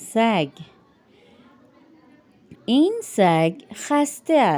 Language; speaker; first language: Persian; non-native, fluent; Urdu